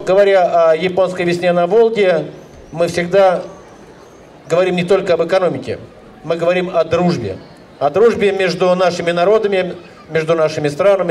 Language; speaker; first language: Russian; native; Russian